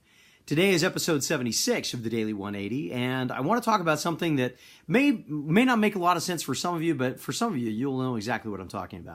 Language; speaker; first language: English; native; English